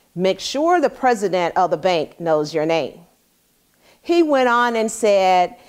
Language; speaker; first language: English; native; English